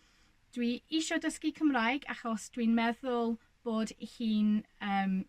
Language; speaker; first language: Welsh; non-native, learner; English